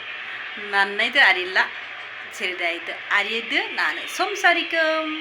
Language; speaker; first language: Malayalam; non-native, learner; Bodo